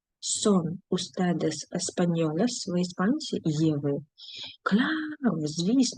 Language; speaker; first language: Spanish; non-native, fluent; Ukrainian